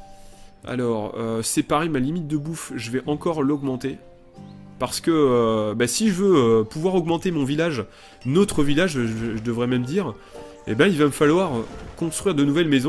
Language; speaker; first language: French; native; French